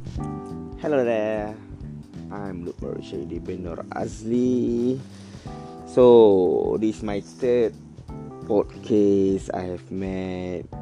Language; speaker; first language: English; non-native, learner; Malay